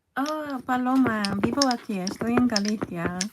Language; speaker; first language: Spanish; non-native, fluent; English